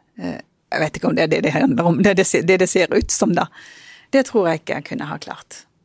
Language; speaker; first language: Norwegian; early bilingual, other home language; Punjabi